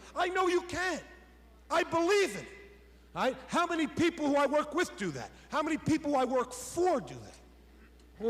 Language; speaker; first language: English; native; English